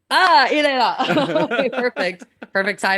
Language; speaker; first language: French; non-native, learner; English